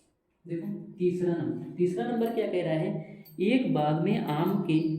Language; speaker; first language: Hindi; native; Hindi